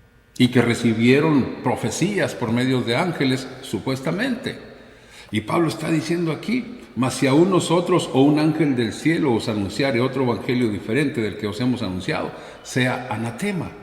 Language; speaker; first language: Spanish; native; Spanish